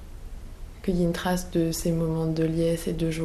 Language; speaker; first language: French; native; French